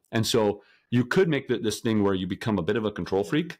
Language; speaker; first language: English; native; English